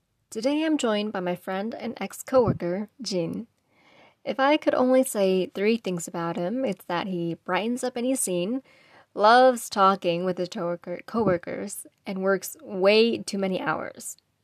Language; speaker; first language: English; native; English